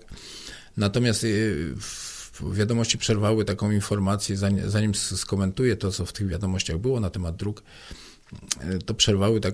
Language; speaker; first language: Polish; native; Polish